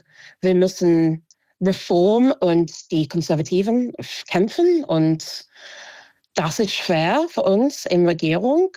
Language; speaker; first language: German; non-native, fluent; English